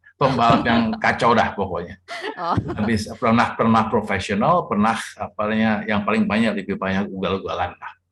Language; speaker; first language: Indonesian; native; Indonesian